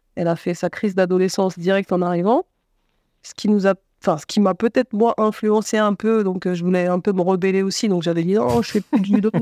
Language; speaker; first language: French; native; French